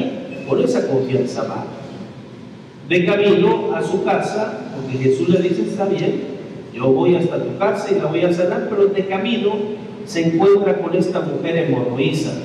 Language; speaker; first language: Spanish; native; Spanish